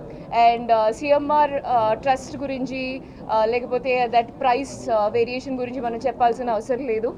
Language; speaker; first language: Telugu; non-native, fluent; Hindi